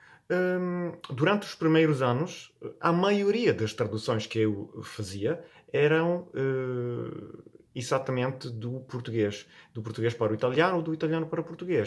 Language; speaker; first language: Portuguese; non-native, fluent; Italian